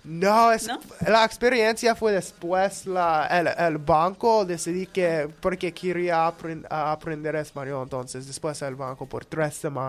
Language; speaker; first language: Spanish; non-native, learner; English